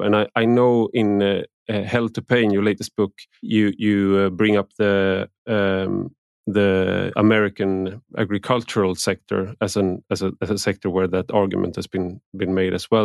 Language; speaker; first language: English; non-native, fluent; Swedish